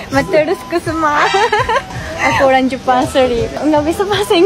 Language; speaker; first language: Indonesian; non-native, learner; Japanese